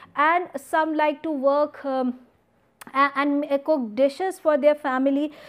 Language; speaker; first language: English; non-native, local second language; Hindi